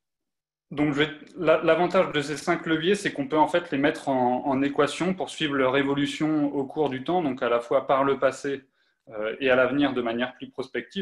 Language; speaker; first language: French; native; French